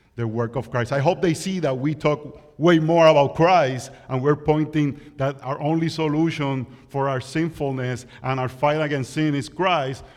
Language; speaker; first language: English; non-native, fluent; Spanish